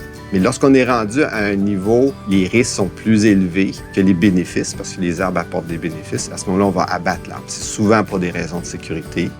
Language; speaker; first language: French; native; French